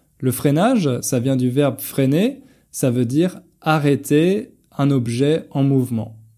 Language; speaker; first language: French; native; French